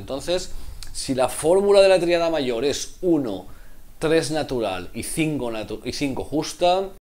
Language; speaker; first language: Spanish; native; Spanish